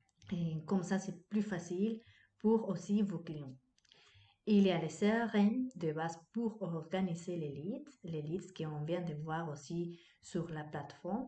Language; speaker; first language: French; non-native, fluent; Spanish